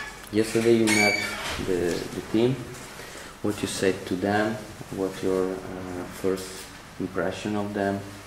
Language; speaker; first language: English; non-native, fluent; Italian